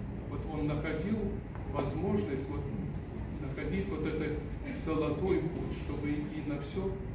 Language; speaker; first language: Russian; early bilingual, heritage; Russian